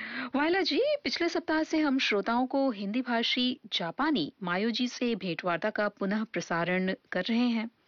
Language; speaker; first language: Hindi; native; Hindi